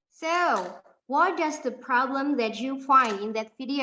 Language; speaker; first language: English; non-native, fluent; Indonesian